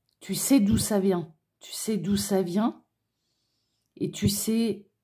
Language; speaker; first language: French; native; French